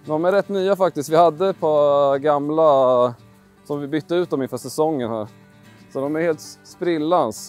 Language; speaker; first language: Swedish; native; Swedish